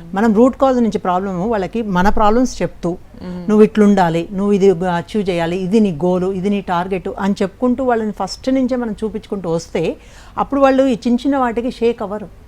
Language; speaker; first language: Telugu; native; Telugu